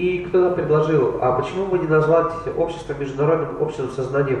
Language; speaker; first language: Russian; native; Russian